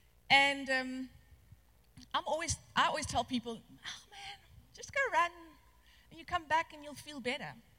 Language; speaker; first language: English; non-native, local second language; Afrikaans